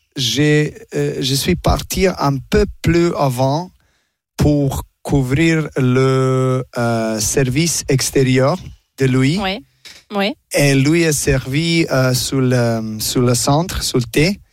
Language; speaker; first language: French; non-native, learner; Serbian